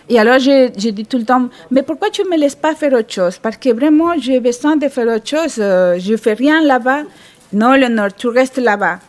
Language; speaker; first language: French; non-native, fluent; Spanish